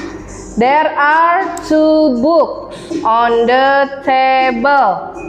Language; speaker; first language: English; non-native, learner; Indonesian